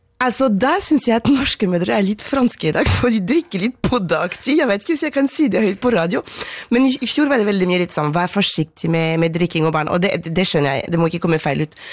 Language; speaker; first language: Norwegian; non-native, fluent; French